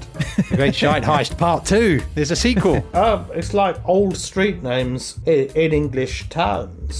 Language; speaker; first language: English; native; English